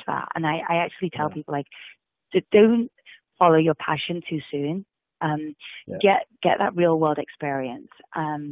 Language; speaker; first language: English; native; English